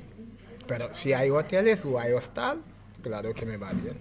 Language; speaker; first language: Spanish; non-native, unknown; Wolof